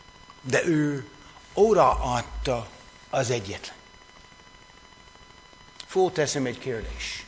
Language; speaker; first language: Hungarian; non-native, fluent; English